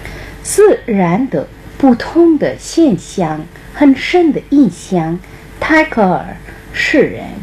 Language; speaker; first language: Chinese; non-native, fluent; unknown